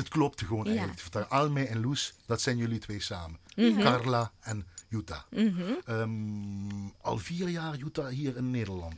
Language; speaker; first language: Dutch; native; Dutch